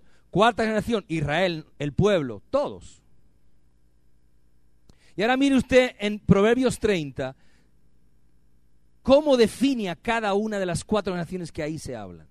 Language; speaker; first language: Spanish; native; Spanish